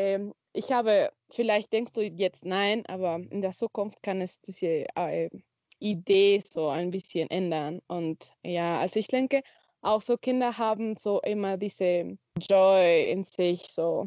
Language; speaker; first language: German; non-native, learner; Spanish